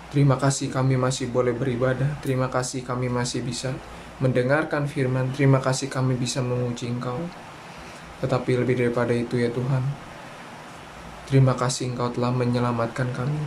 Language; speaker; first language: Indonesian; native; Indonesian